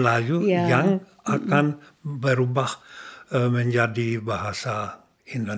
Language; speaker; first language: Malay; non-native, learner; Czech